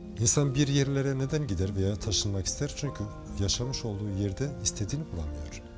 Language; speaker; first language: Turkish; early bilingual, heritage; Turkish